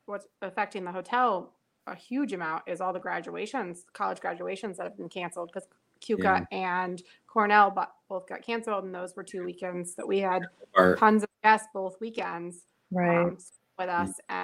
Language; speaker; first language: English; native; English